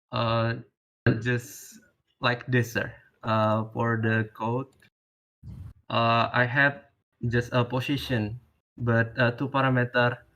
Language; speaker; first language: English; non-native, learner; Indonesian